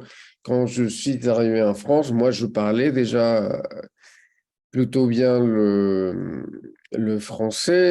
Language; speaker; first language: French; non-native, fluent; Spanish